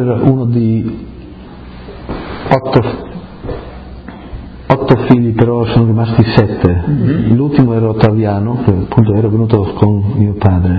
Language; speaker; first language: Italian; early bilingual, heritage; Friulian